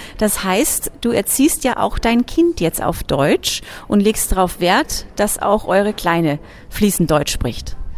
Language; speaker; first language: German; native; German